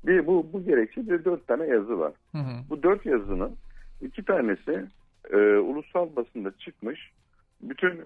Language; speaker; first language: Turkish; native; Turkish